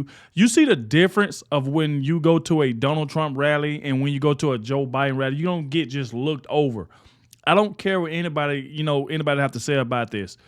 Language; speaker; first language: English; native; English